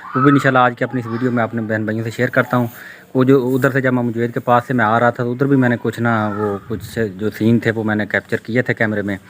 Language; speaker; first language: Urdu; non-native, local second language; Punjabi